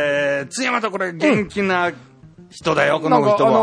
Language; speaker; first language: Japanese; native; Japanese